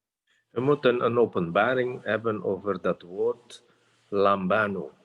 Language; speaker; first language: Dutch; non-native, fluent; Indonesian